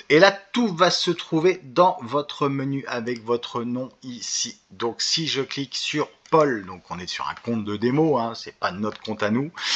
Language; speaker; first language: French; native; French